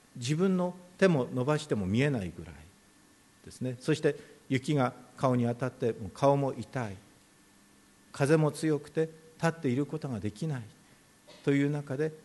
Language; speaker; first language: Japanese; native; Japanese